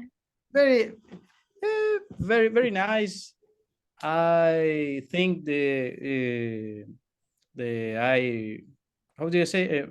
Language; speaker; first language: English; non-native, learner; Spanish